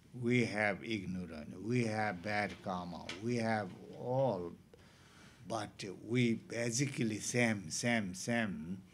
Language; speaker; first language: English; non-native, learner; Tibetan